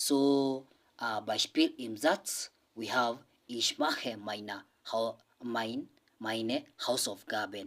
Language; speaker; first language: German; non-native, learner; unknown